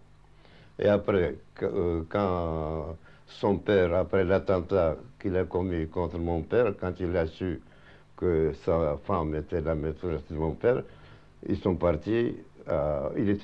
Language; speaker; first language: French; non-native, fluent; Russian